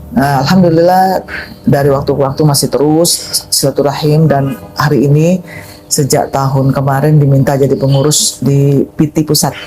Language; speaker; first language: Indonesian; native; Indonesian